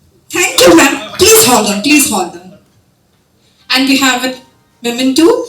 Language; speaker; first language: English; non-native, local second language; Malayalam